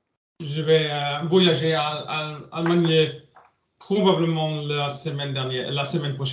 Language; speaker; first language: French; non-native, learner; English